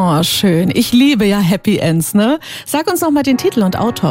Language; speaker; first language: German; native; German